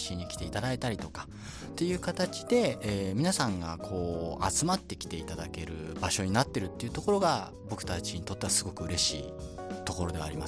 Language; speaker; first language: Japanese; native; Japanese